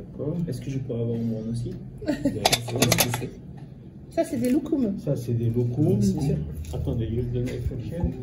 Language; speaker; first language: French; non-native, learner; Korean